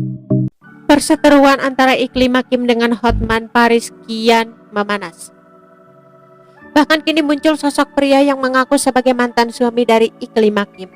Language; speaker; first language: Indonesian; native; Indonesian